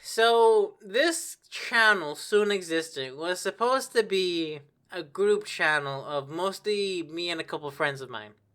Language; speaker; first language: English; native; English